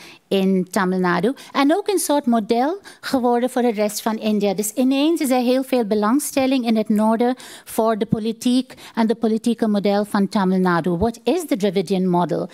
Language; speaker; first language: Dutch; non-native, fluent; Tamil